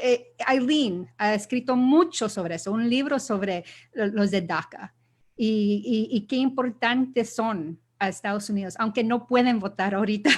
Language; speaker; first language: Spanish; early bilingual, other home language; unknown